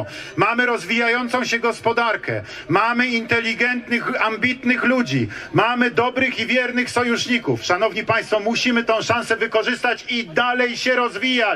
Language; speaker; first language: Polish; native; Polish